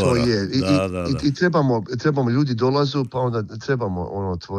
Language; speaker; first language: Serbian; early bilingual, heritage; Croatian